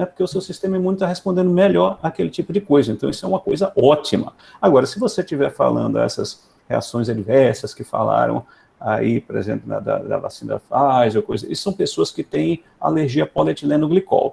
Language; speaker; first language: Portuguese; native; Portuguese